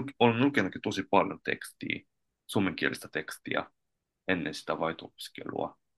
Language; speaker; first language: Finnish; non-native, fluent; Korean